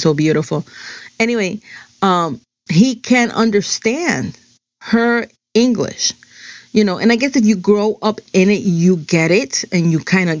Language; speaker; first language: English; early bilingual, other home language; Spanish